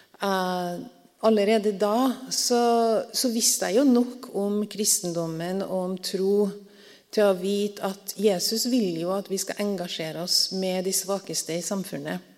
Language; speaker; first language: Norwegian; native; Norwegian